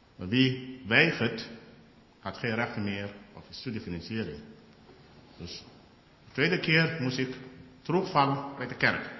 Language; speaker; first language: Dutch; non-native, fluent; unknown